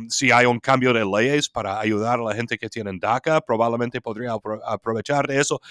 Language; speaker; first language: Spanish; non-native, fluent; English